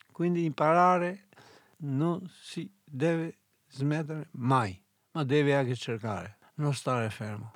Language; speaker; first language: Italian; non-native, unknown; Albanian